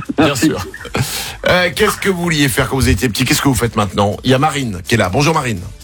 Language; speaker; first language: French; native; French